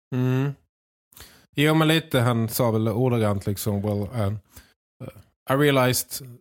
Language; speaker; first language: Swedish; native; Swedish